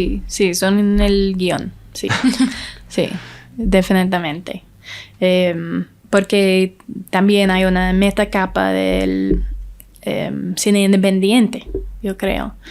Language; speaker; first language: Spanish; non-native, learner; English